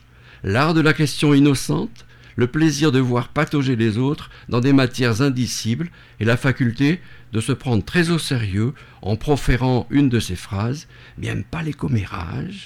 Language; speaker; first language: French; native; French